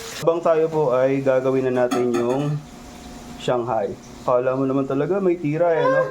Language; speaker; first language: Filipino; native; Filipino